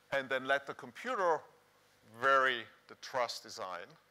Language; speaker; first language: English; non-native, fluent; Swiss German